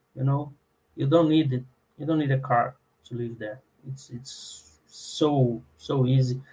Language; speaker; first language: English; non-native, learner; Portuguese